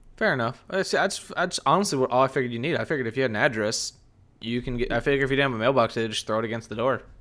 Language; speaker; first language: English; native; English